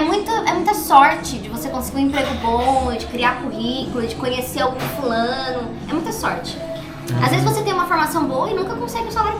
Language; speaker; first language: Portuguese; native; Portuguese